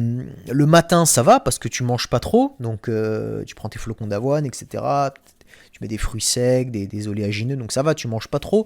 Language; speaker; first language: French; native; French